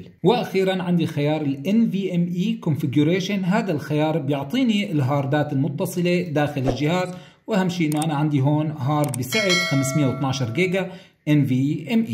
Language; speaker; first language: Arabic; native; Arabic